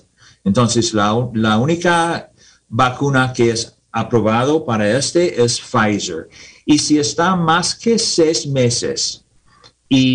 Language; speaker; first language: Spanish; non-native, learner; English